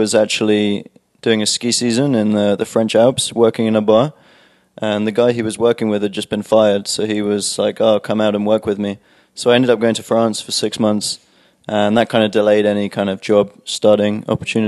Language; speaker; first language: English; native; English